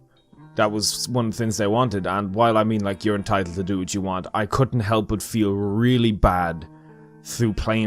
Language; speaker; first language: English; native; English